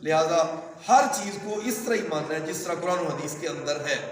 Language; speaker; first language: Urdu; non-native, local second language; Punjabi